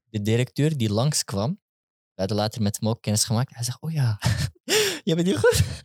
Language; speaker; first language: Dutch; early bilingual, other home language; Turkish